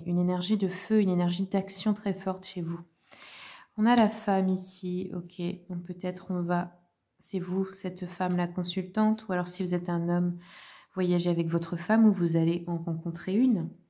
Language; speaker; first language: French; native; French